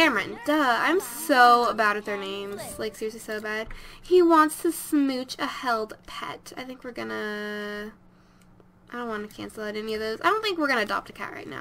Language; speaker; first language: English; native; English